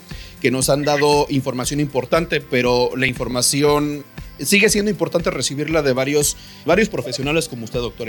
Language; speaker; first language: Spanish; native; Spanish